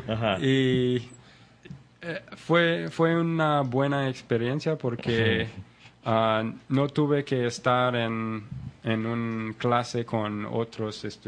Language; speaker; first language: Spanish; non-native, learner; English